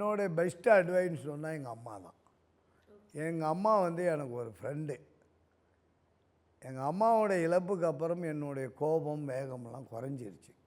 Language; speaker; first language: Tamil; native; Tamil